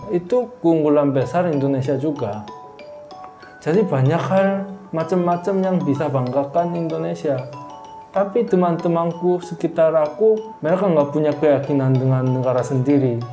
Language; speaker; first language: Indonesian; non-native, fluent; Korean